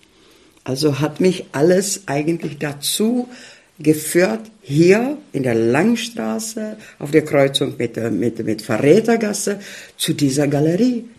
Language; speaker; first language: German; early bilingual, heritage; German